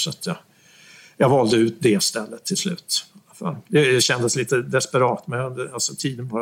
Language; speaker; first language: Swedish; native; Swedish